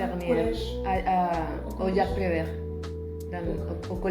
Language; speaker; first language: French; non-native, learner; Spanish